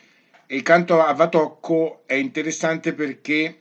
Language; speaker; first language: Italian; native; Italian